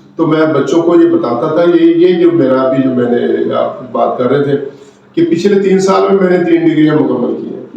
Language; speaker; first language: Urdu; non-native, local second language; Punjabi